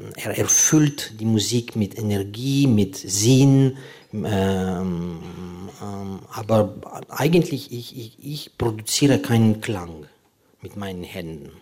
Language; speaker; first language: German; non-native, fluent; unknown